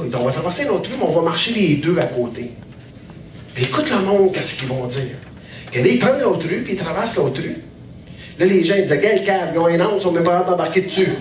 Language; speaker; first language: French; native; French